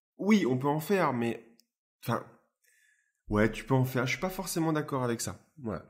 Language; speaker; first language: French; native; French